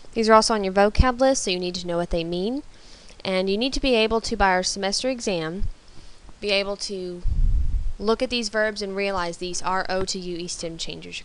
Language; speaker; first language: English; native; English